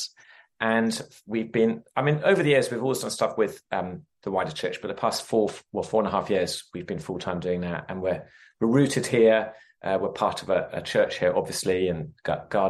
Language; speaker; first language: English; native; English